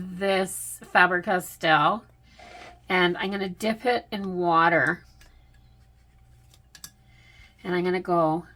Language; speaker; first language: English; native; English